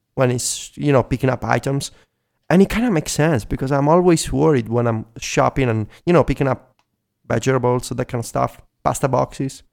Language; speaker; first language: English; non-native, fluent; Italian